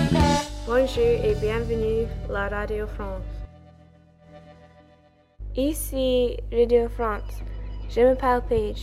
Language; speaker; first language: French; non-native, learner; English